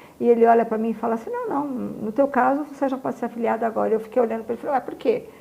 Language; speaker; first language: Portuguese; native; Portuguese